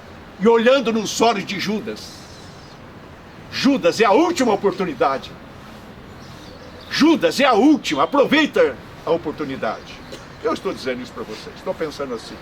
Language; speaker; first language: Portuguese; native; Portuguese